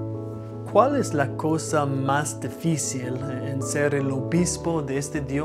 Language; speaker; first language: Spanish; non-native, fluent; English